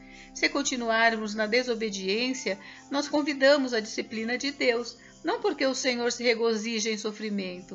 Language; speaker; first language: Portuguese; native; Portuguese